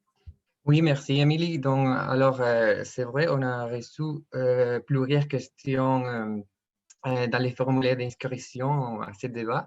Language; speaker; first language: French; non-native, fluent; Spanish